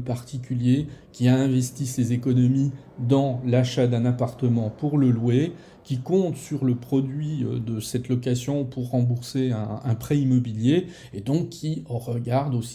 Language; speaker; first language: French; native; French